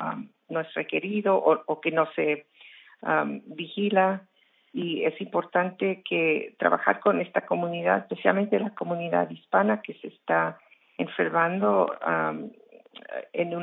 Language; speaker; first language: Spanish; early bilingual, heritage; English